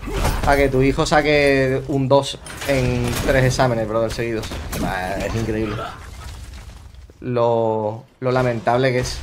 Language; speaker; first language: Spanish; native; Spanish